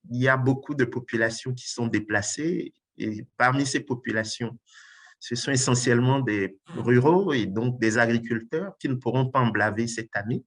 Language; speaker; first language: French; non-native, local second language; Ewe